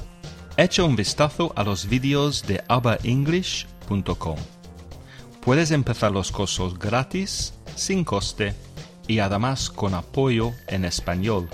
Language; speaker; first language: Spanish; non-native, fluent; English